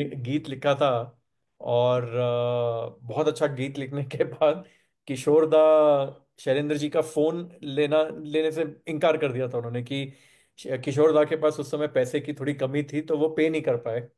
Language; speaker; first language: Hindi; native; Hindi